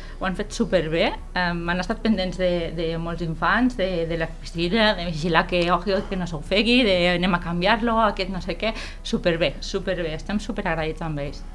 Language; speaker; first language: Catalan; native; Catalan